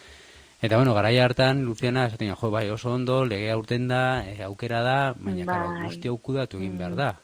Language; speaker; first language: Basque; native; Basque